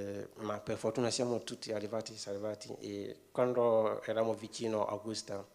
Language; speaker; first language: Italian; non-native, fluent; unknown